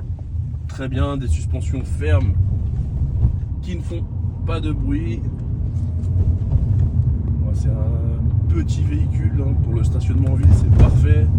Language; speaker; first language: French; native; French